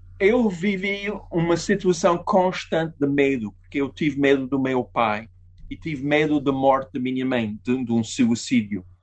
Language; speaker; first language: Portuguese; non-native, fluent; English